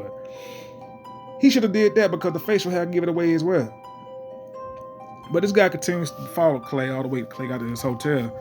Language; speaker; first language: English; native; English